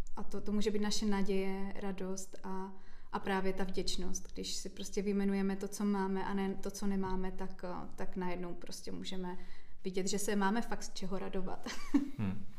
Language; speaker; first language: Czech; native; Czech